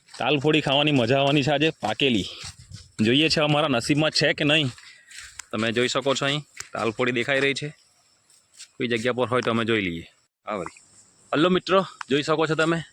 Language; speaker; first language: Gujarati; non-native, local second language; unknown